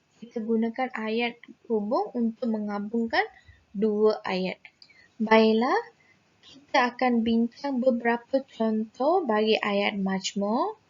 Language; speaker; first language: Malay; non-native, local second language; Tamil